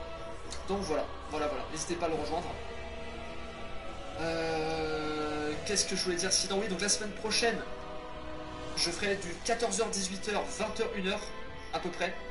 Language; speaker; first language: French; native; French